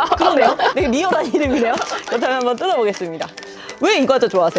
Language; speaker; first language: Korean; native; Korean